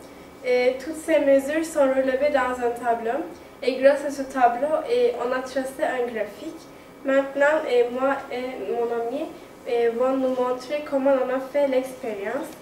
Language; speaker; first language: French; non-native, learner; Turkish